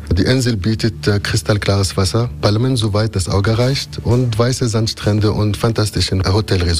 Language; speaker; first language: German; non-native, fluent; Arabic